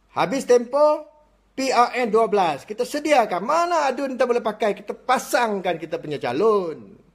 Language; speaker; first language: Malay; non-native, local second language; Iban